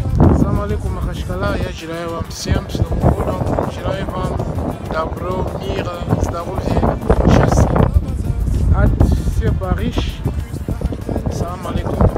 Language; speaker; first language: Russian; non-native, fluent; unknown